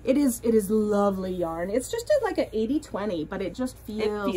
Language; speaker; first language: English; native; English